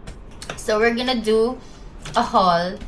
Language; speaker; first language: English; non-native, local second language; Filipino